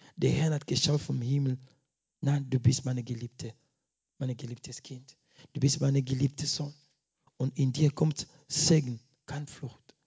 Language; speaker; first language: German; non-native, fluent; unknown